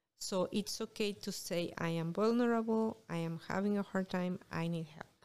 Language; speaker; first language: English; non-native, fluent; Spanish